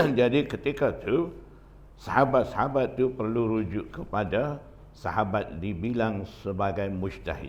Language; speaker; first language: Malay; non-native, fluent; Burmese